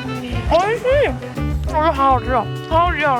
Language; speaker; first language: Chinese; native; Chinese